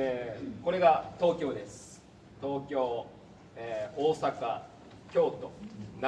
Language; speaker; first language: Japanese; native; Japanese